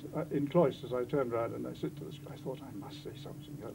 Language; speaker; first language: English; native; English